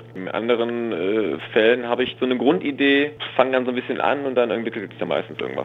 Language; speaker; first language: German; native; German